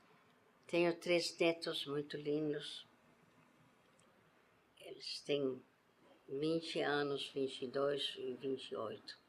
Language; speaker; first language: Portuguese; non-native, fluent; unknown